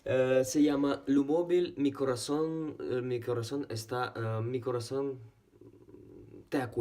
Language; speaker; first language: Spanish; non-native, fluent; Ukrainian